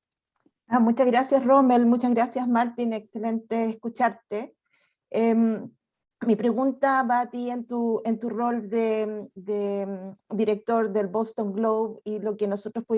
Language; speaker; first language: Spanish; native; Spanish